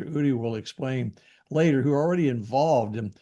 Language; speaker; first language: English; native; English